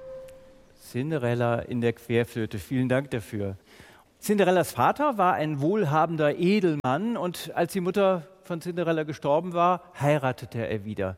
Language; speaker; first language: German; native; German